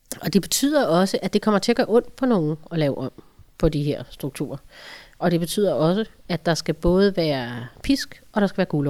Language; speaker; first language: Danish; native; Danish